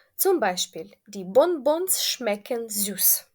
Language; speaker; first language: German; non-native, fluent; Ukrainian